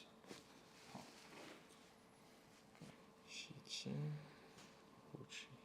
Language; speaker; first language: Chinese; non-native, fluent; English